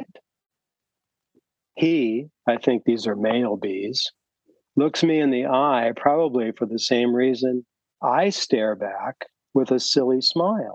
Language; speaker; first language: English; native; English